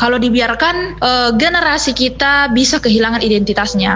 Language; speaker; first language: Indonesian; native; Indonesian